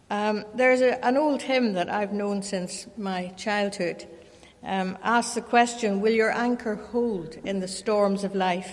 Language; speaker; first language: English; native; English